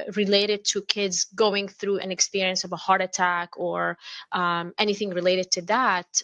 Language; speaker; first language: English; non-native, fluent; Arabic